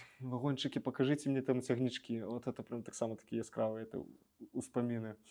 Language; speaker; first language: Belarusian; native; Belarusian